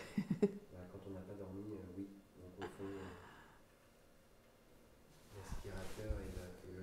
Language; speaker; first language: French; native; French